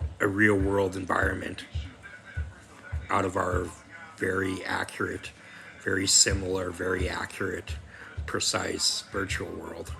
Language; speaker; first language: English; native; English